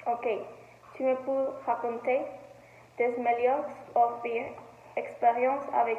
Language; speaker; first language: French; non-native, learner; Spanish